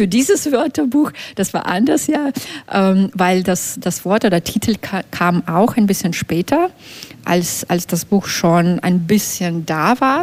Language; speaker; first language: German; non-native, fluent; Belarusian